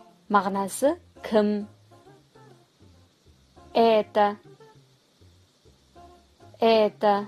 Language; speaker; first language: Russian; non-native, fluent; Kazakh